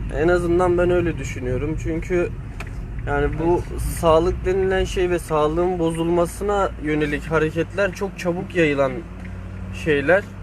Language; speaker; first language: Turkish; native; Turkish